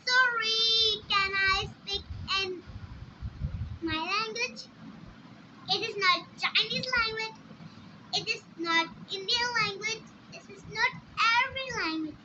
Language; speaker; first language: English; non-native, learner; Urdu